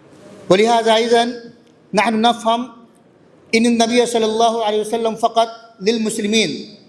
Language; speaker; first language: Arabic; non-native, learner; Urdu